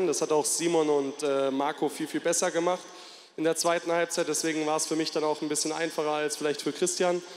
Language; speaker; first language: German; native; German